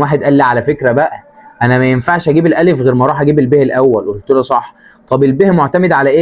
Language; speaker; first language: Arabic; native; Arabic